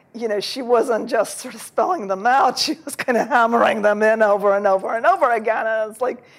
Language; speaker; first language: English; early bilingual, other home language; Russian